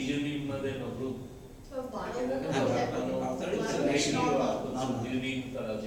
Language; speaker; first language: Japanese; non-native, learner; Bangla